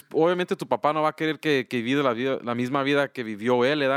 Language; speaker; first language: Spanish; early bilingual, heritage; Spanish